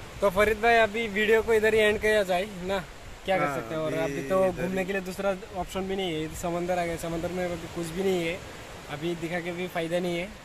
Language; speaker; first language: Hindi; non-native, local second language; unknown